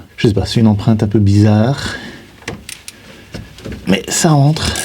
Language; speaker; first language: French; native; French